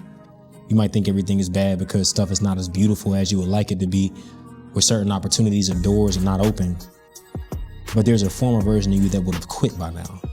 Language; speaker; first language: English; native; English